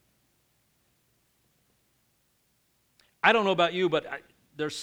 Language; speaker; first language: English; native; English